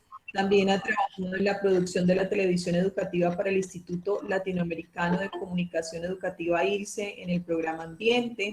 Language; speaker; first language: Spanish; native; Spanish